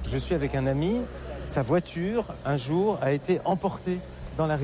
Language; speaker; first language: French; native; French